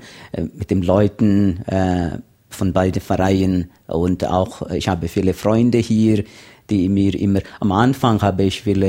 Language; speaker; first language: German; non-native, learner; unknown